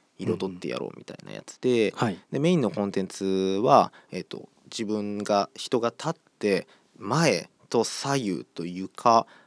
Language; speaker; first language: Japanese; native; Japanese